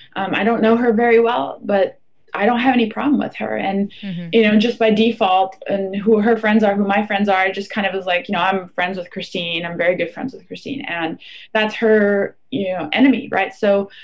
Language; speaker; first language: English; non-native, fluent; German